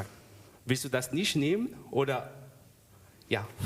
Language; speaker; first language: German; non-native, learner; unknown